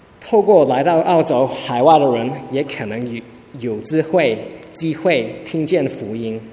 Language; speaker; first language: Chinese; early bilingual, heritage; Chinese